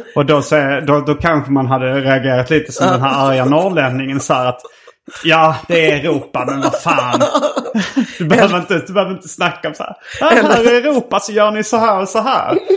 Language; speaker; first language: Swedish; native; Swedish